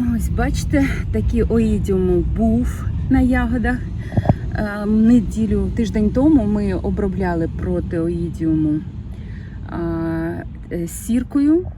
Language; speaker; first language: Ukrainian; native; Ukrainian